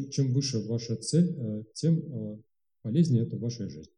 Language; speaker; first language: Russian; native; Russian